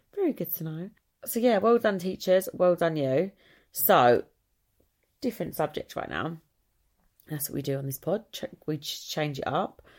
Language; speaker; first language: English; native; English